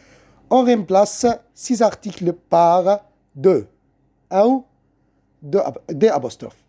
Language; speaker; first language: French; non-native, fluent; Arabic